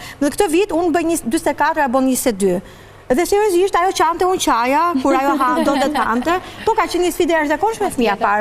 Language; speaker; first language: Albanian; native; Albanian